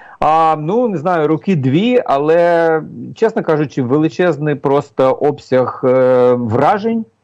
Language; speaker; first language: Ukrainian; native; Ukrainian